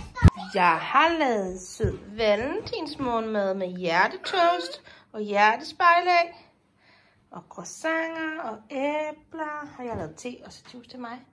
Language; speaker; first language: Danish; native; Danish